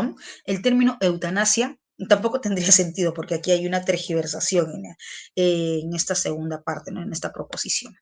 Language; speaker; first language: Spanish; native; Spanish